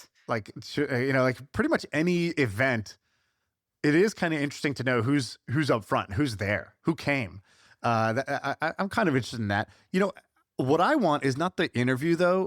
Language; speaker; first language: English; native; English